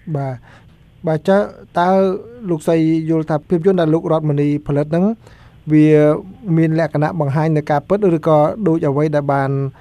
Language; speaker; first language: Khmer; native; Khmer